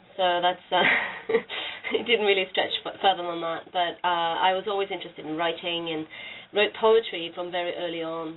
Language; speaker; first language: English; non-native, fluent; Norwegian